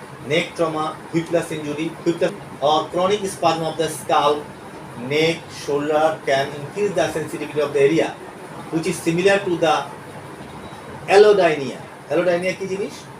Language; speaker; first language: English; non-native, local second language; Bangla